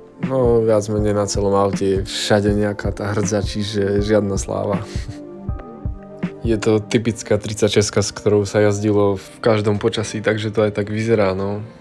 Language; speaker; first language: Slovak; native; Slovak